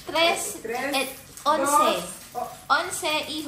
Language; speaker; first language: Spanish; non-native, learner; Filipino